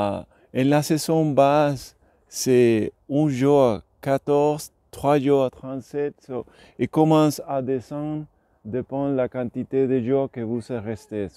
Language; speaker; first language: French; non-native, learner; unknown